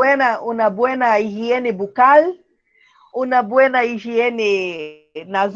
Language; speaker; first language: Spanish; non-native, learner; Portuguese